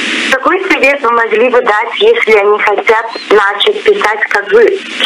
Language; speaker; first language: Russian; early bilingual, heritage; Russian